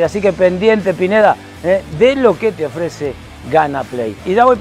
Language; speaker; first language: Spanish; native; Spanish